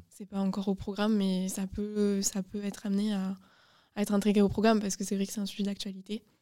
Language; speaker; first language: French; native; French